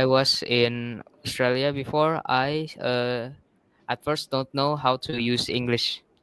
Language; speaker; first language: English; non-native, learner; Indonesian